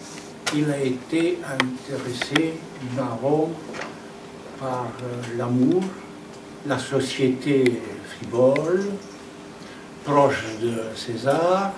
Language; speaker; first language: French; non-native, fluent; Romanian